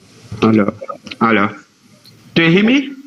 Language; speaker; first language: English; non-native, fluent; Russian